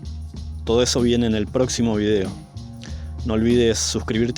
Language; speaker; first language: Spanish; native; Spanish